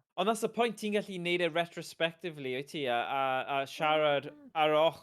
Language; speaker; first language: Welsh; native; Welsh